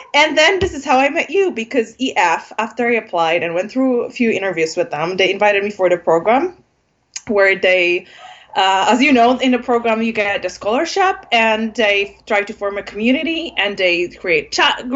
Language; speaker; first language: English; non-native, fluent; Polish